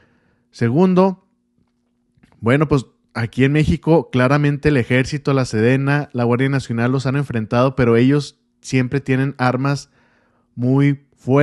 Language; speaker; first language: Spanish; native; Spanish